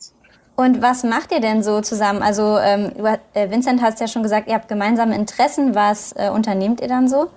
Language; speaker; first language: German; native; German